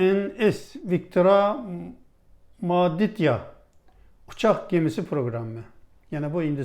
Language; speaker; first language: Turkish; non-native, fluent; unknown